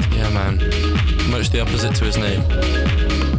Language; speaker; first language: English; native; English